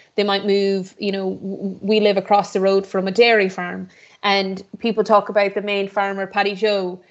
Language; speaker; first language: English; native; English